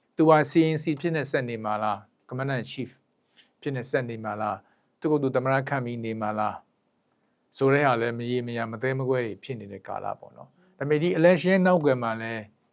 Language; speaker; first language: Burmese; native; Burmese